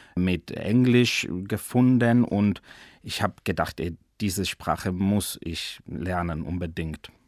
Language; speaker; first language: German; non-native, fluent; Spanish